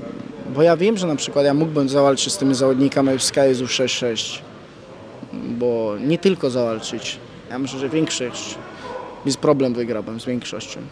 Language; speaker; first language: Polish; non-native, fluent; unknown